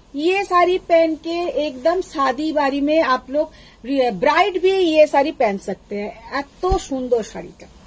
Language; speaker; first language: Hindi; non-native, local second language; Bangla